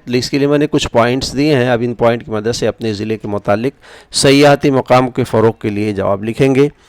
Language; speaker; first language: Urdu; native; Urdu